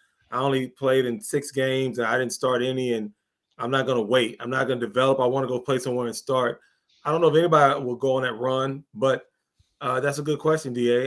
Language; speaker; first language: English; native; English